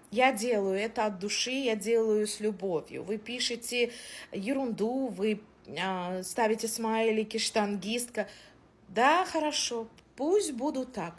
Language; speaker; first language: Russian; native; Russian